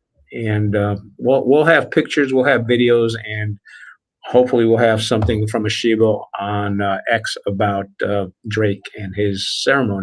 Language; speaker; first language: English; native; English